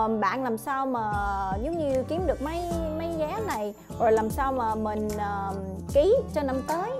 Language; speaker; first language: Vietnamese; early bilingual, heritage; Vietnamese